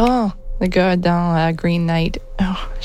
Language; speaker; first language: French; non-native, local second language; English